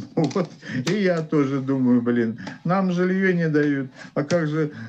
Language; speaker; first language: Russian; native; Russian